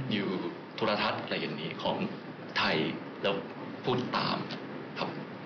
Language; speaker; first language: Thai; non-native, fluent; Japanese